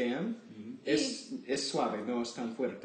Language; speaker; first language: Spanish; non-native, learner; English